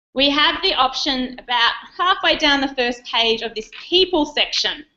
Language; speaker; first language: English; native; English